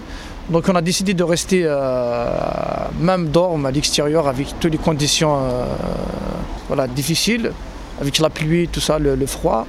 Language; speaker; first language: French; non-native, local second language; Arabic